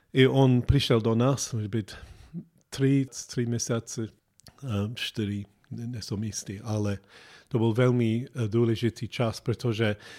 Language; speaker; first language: Slovak; non-native, learner; English